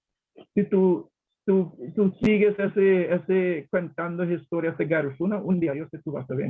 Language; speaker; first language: Spanish; non-native, learner; English